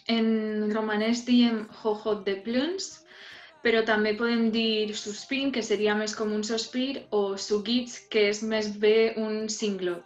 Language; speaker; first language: Catalan; non-native, fluent; Romanian